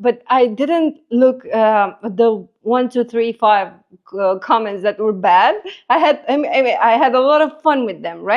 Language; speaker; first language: English; non-native, fluent; Romanian